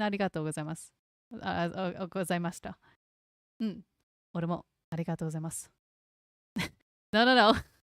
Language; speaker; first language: Japanese; non-native, learner; English